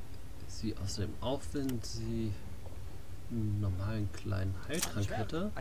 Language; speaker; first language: German; native; German